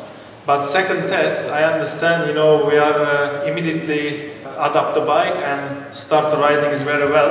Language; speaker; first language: English; non-native, learner; Turkish